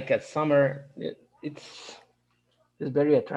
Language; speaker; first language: English; non-native, learner; Spanish